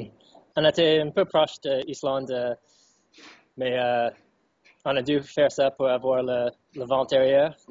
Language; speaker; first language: French; non-native, fluent; English